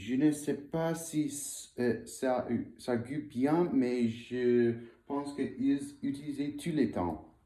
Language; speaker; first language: French; non-native, learner; English